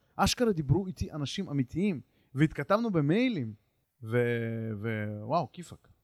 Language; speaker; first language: Hebrew; native; Hebrew